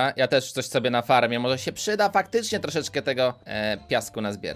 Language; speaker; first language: Polish; native; Polish